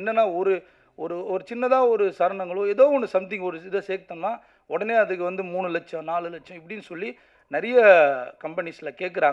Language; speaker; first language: Tamil; native; Tamil